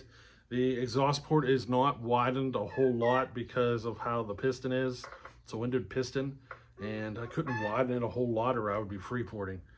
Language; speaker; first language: English; native; English